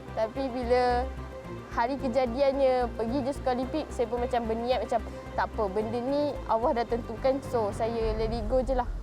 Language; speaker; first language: Malay; native; Malay